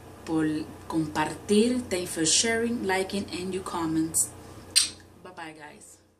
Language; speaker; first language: English; non-native, learner; Spanish